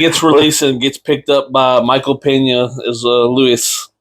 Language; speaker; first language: English; native; English